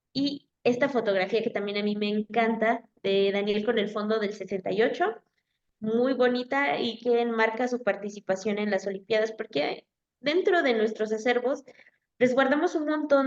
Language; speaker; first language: Spanish; native; Spanish